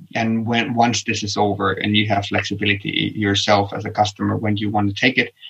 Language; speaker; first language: English; non-native, fluent; Finnish